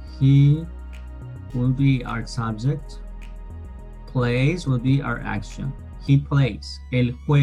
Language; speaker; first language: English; non-native, fluent; Spanish